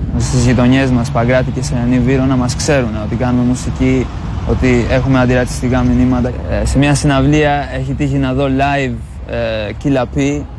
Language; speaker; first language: Greek; early bilingual, other home language; Albanian